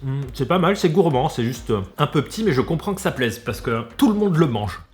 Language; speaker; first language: French; native; French